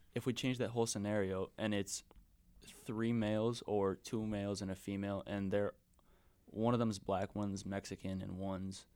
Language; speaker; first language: English; early bilingual, other home language; Spanish